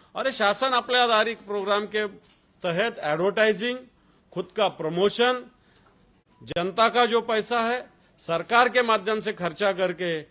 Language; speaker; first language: Hindi; non-native, local second language; Marathi